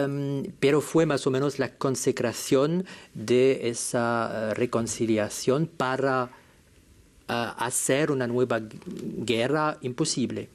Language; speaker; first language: Spanish; non-native, fluent; French